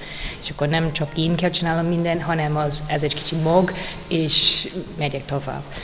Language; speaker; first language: Hungarian; non-native, learner; English